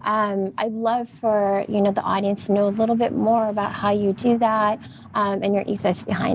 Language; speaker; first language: English; native; English